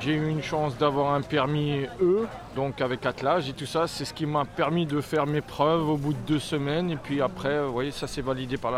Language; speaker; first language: French; native; French